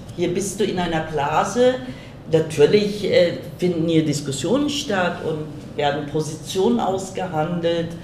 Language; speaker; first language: German; early bilingual, other home language; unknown